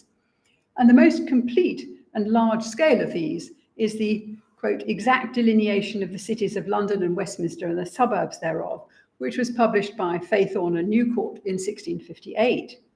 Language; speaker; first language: English; native; English